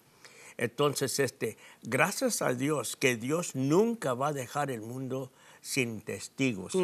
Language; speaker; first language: Spanish; non-native, fluent; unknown